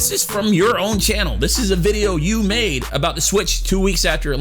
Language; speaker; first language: English; native; English